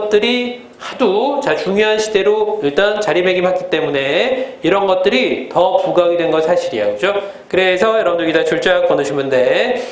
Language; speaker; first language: Korean; native; Korean